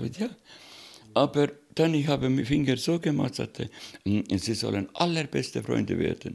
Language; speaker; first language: German; non-native, learner; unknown